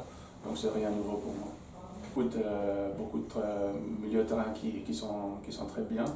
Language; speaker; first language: French; non-native, fluent; Dutch